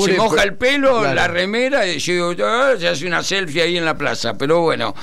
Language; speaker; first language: Spanish; native; Spanish